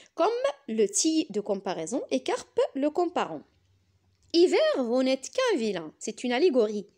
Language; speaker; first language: French; non-native, local second language; Arabic